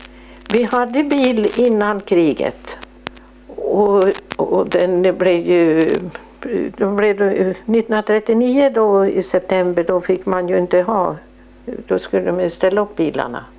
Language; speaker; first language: Swedish; native; Swedish